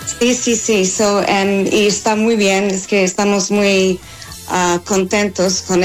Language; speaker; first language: Spanish; non-native, fluent; English